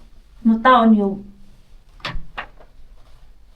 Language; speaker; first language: Finnish; non-native, learner; Filipino